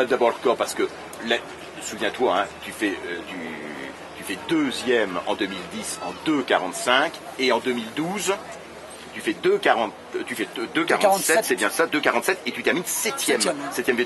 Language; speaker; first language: French; native; French